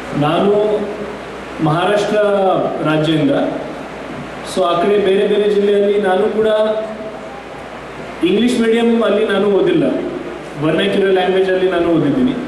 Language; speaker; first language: Kannada; non-native, fluent; Marathi